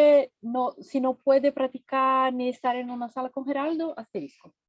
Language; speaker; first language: Spanish; non-native, fluent; Portuguese